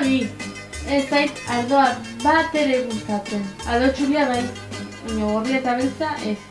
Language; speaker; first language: Basque; non-native, local second language; Spanish